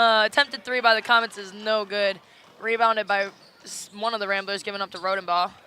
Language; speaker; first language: English; native; English